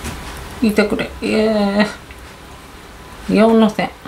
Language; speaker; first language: Japanese; native; Japanese